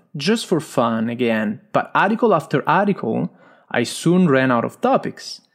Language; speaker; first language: English; non-native, fluent; Italian